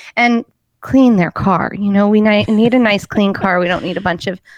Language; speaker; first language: English; native; English